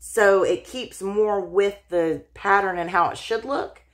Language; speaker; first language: English; native; English